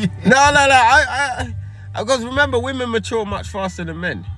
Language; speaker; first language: English; native; English